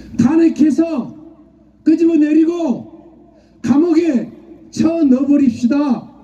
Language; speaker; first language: Korean; native; Korean